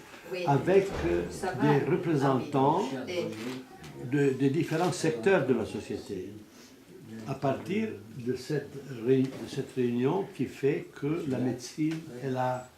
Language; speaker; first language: French; non-native, fluent; Italian